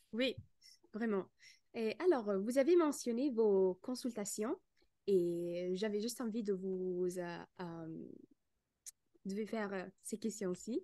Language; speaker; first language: French; non-native, fluent; Italian